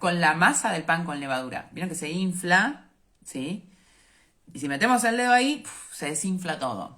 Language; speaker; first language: Spanish; native; Spanish